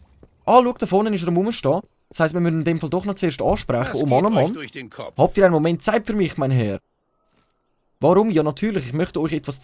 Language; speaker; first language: German; native; German